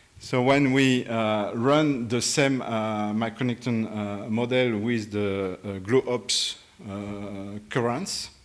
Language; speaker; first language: English; non-native, fluent; French